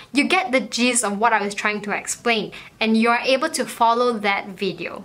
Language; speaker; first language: English; native; English